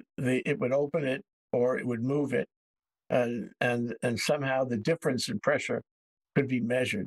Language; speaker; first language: English; native; English